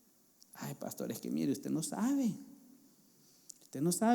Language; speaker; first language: Spanish; native; Spanish